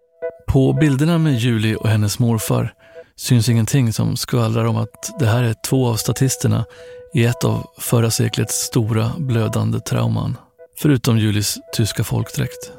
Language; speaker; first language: Swedish; native; Swedish